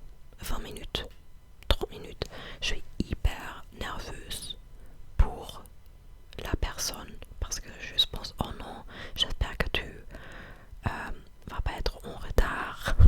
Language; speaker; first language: French; non-native, fluent; English